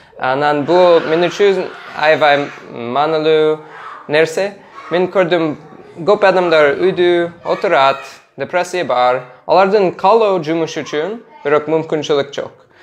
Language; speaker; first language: Kyrgyz; non-native, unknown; English